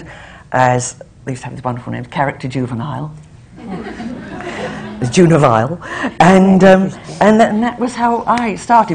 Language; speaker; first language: English; native; English